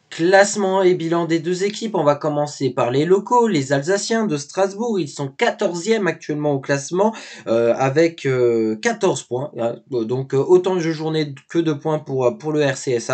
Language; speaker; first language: French; native; French